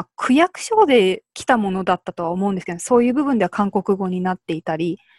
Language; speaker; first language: Japanese; early bilingual, other home language; Korean